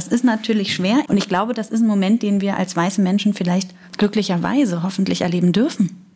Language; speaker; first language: German; native; German